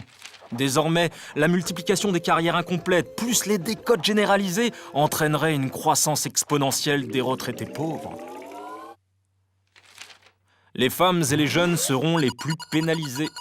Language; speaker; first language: French; native; French